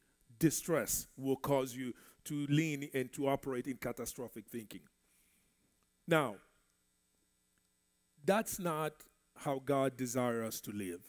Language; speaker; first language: English; non-native, fluent; French